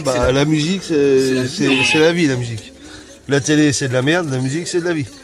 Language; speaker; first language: French; native; French